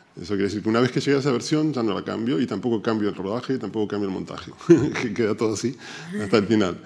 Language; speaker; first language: Spanish; native; Spanish